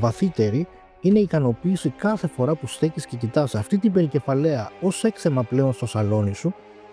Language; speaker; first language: Greek; native; Greek